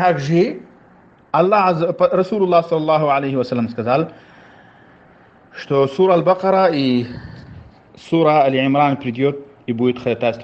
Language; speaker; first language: Russian; non-native, fluent; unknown